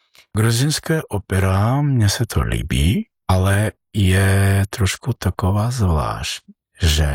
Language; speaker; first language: Czech; non-native, learner; Georgian